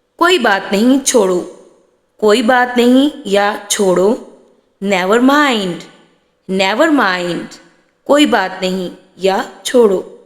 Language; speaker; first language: Urdu; native; Urdu